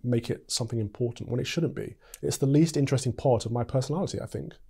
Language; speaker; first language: English; native; English